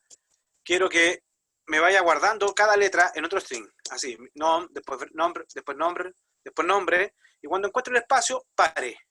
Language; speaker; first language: Spanish; native; Spanish